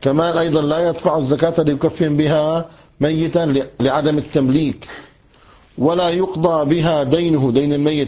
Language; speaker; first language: Arabic; native; Arabic